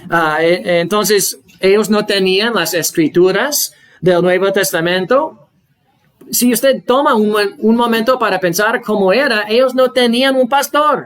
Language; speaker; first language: Spanish; non-native, fluent; English